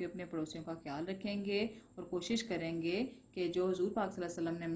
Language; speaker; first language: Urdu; non-native, local second language; Punjabi